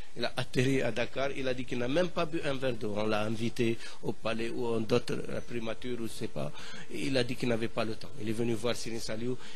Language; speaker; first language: French; non-native, local second language; Arabic